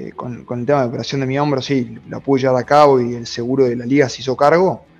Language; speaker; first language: Spanish; native; Spanish